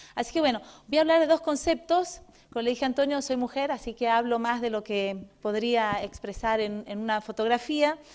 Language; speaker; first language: Spanish; non-native, fluent; Portuguese